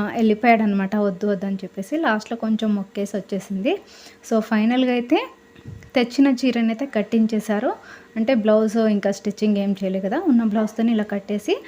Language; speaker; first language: Telugu; non-native, local second language; Lambadi